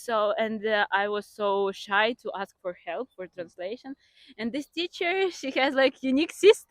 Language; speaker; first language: English; non-native, fluent; Ukrainian